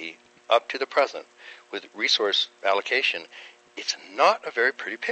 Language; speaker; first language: English; native; English